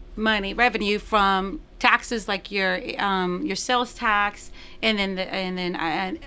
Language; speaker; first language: English; non-native, fluent; Spanish